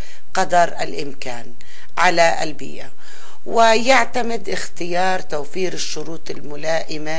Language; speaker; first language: Arabic; native; Arabic